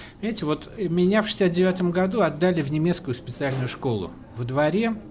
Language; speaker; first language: Russian; native; Russian